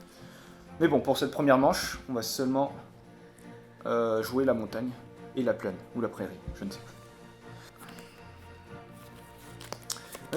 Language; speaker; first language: French; native; French